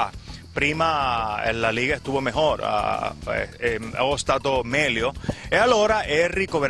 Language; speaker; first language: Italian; non-native, learner; Spanish